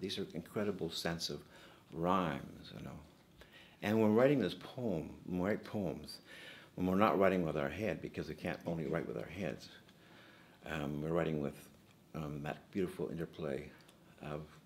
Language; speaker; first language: English; native; English